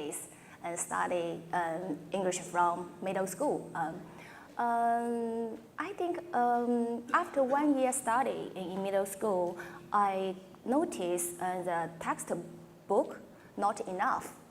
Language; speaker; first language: English; non-native, fluent; Chinese